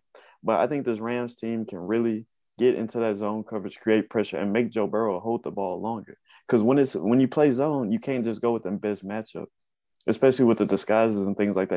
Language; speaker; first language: English; native; English